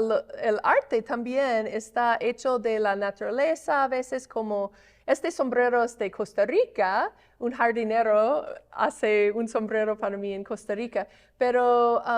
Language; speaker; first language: Spanish; non-native, fluent; English